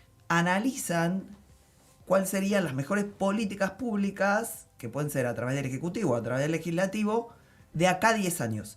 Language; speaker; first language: Spanish; native; Spanish